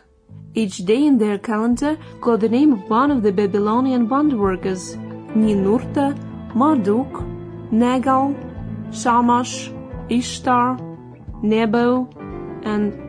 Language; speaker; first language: English; non-native, fluent; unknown